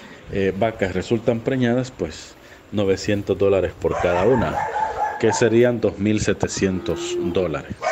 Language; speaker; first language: Spanish; native; Spanish